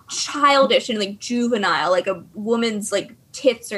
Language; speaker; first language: English; native; English